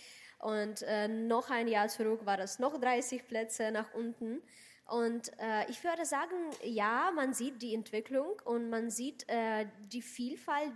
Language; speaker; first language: German; non-native, fluent; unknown